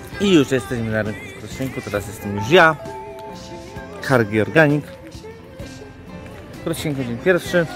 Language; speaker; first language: Polish; native; Polish